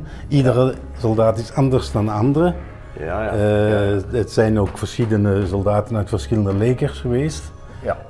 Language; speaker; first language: Dutch; non-native, local second language; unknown